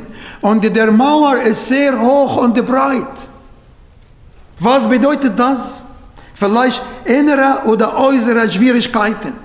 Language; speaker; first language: German; non-native, fluent; Arabic